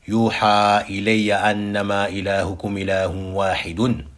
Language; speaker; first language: Arabic; non-native, fluent; French